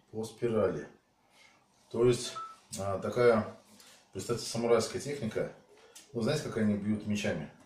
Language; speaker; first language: Russian; native; Russian